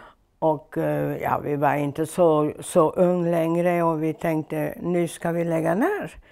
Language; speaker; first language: Swedish; non-native, fluent; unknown